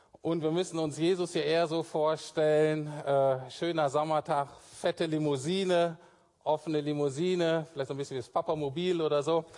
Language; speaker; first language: German; native; German